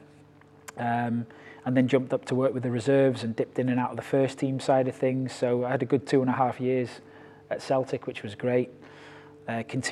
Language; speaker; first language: English; native; English